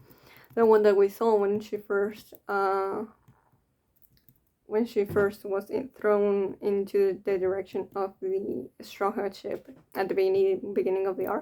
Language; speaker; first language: English; native; English